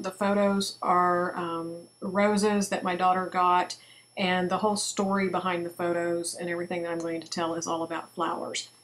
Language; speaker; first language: English; native; English